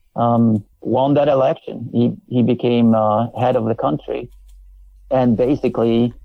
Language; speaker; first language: English; non-native, fluent; Polish